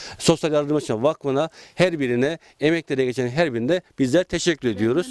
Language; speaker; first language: Turkish; native; Turkish